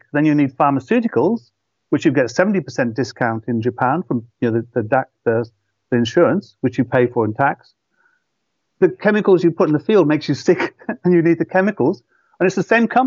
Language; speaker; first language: English; native; English